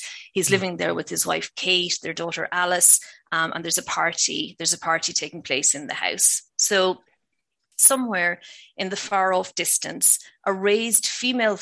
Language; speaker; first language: English; native; English